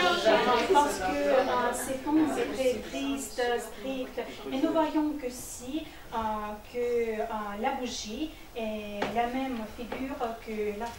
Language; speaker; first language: French; non-native, learner; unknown